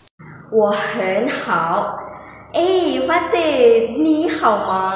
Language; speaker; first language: Chinese; non-native, learner; Malay